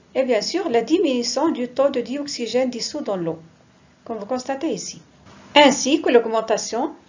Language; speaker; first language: French; non-native, local second language; Arabic